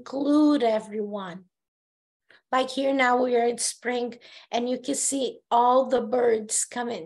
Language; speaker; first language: English; non-native, fluent; Portuguese